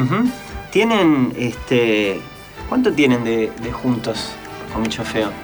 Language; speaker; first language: Spanish; native; Spanish